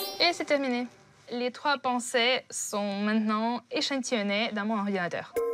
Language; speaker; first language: French; non-native, fluent; Ukrainian